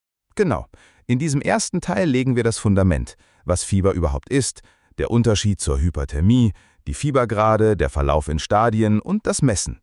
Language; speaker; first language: German; native; German